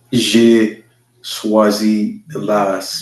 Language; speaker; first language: French; non-native, learner; English